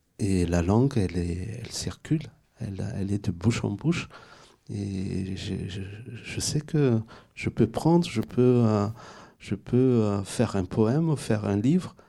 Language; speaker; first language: French; non-native, local second language; Malagasy